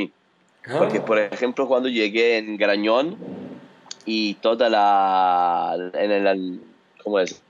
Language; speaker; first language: Spanish; non-native, learner; Italian